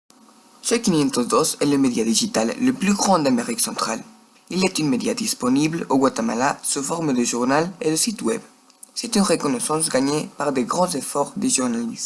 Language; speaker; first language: French; non-native, learner; Spanish